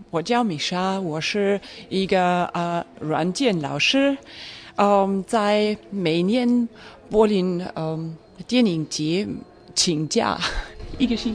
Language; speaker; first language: Chinese; non-native, fluent; German